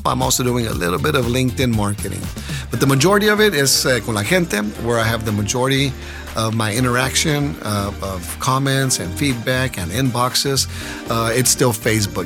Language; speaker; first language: English; early bilingual, other home language; Spanish